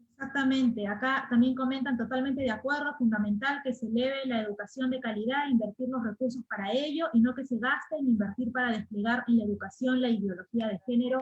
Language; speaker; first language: Spanish; native; Spanish